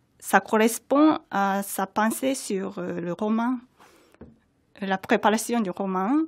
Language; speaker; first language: French; non-native, fluent; Japanese